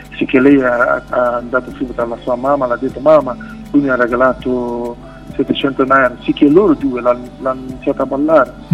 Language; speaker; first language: Italian; non-native, fluent; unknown